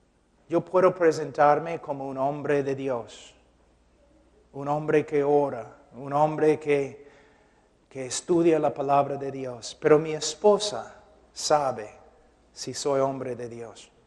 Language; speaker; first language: Spanish; non-native, fluent; English